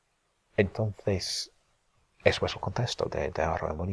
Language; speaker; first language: Spanish; non-native, fluent; English